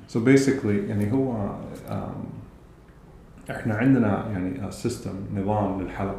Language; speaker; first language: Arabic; early bilingual, heritage; English